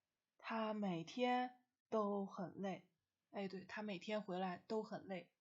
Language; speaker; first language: Chinese; non-native, fluent; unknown